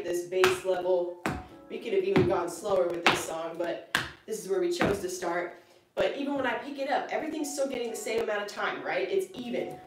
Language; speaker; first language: English; native; English